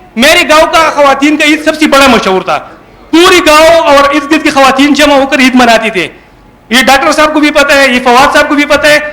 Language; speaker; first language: Urdu; non-native, local second language; Pashto